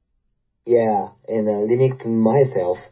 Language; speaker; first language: English; non-native, learner; Japanese